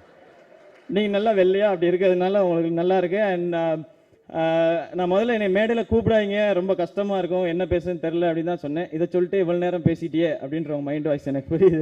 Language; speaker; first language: Tamil; native; Tamil